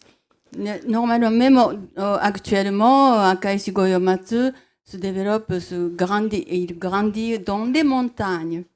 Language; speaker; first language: French; non-native, fluent; Japanese